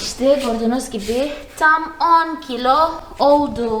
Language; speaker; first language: Turkish; non-native, fluent; Portuguese